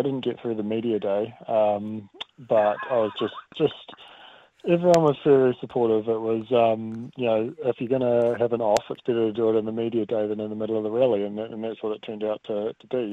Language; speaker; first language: English; native; English